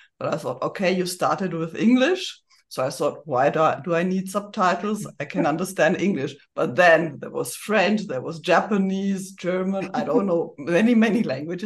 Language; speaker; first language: English; non-native, fluent; German